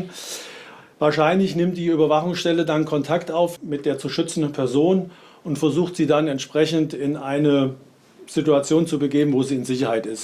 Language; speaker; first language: German; native; German